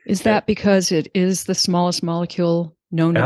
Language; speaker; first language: English; native; English